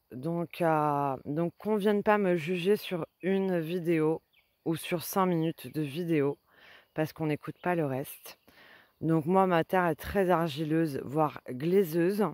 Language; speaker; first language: French; native; French